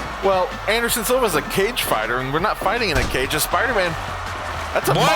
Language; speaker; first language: English; native; English